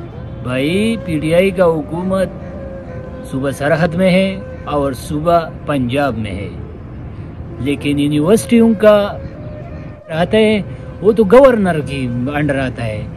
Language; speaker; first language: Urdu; non-native, local second language; Pashto